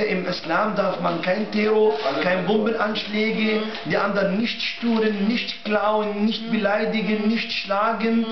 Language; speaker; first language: German; non-native, learner; Arabic